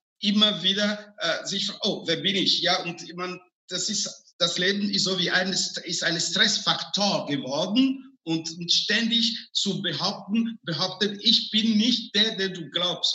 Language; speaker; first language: German; non-native, fluent; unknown